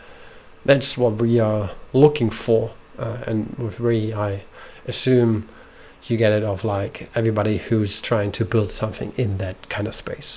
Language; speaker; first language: English; non-native, fluent; German